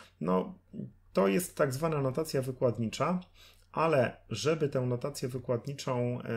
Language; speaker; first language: Polish; native; Polish